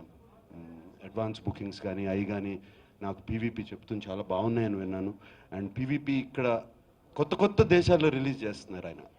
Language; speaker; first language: Telugu; native; Telugu